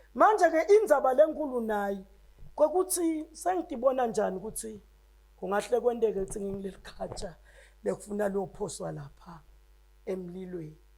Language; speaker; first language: Zulu; non-native, local second language; Swati